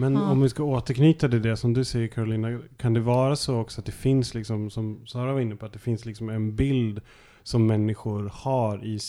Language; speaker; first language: Swedish; native; Swedish